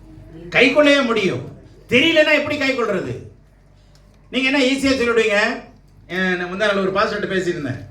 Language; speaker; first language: Tamil; native; Tamil